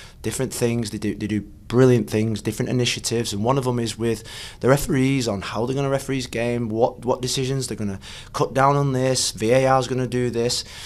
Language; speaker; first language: English; native; English